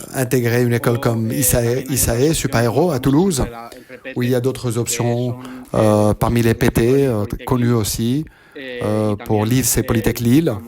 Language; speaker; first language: French; non-native, fluent; Spanish